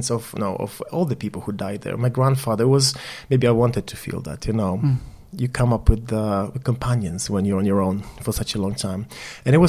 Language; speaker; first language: English; non-native, fluent; Polish